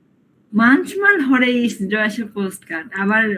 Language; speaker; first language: German; non-native, learner; Bangla